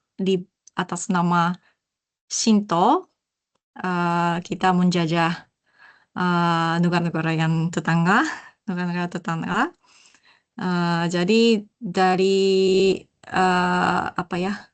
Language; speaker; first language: Indonesian; non-native, learner; Japanese